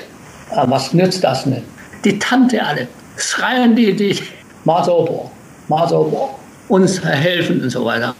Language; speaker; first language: German; non-native, learner; Japanese